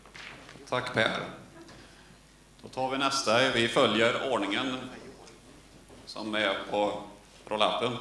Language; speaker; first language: Swedish; native; Swedish